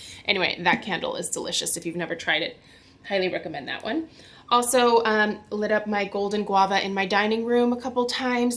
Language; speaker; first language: English; native; English